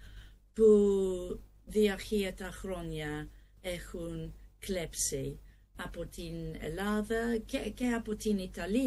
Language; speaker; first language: Greek; non-native, learner; English